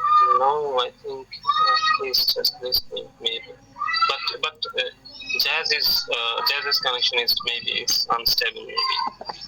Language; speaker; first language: English; non-native, learner; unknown